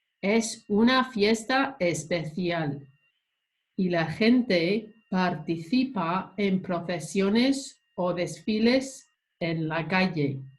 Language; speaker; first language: Spanish; non-native, fluent; English